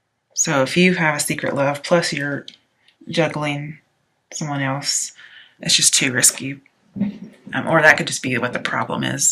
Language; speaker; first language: English; native; English